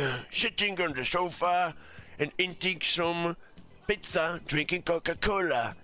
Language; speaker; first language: English; non-native, learner; Polish